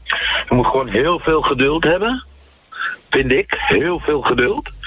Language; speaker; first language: Dutch; non-native, fluent; Spanish